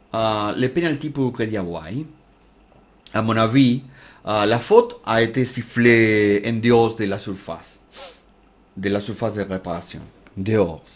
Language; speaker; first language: French; non-native, learner; Spanish